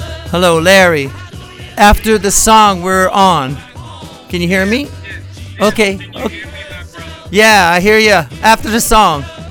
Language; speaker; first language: English; native; English